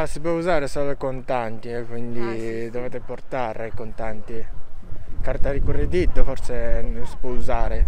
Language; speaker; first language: Italian; non-native, learner; Japanese